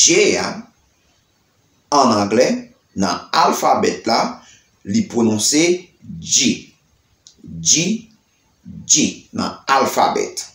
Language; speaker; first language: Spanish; non-native, learner; Haitian Creole